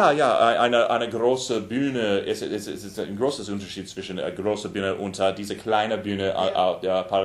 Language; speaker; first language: German; non-native, learner; English